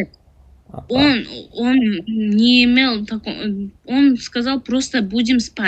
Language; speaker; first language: Russian; non-native, learner; Tajik